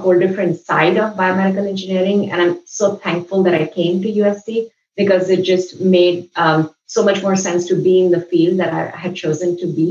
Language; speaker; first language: English; non-native, local second language; Hindi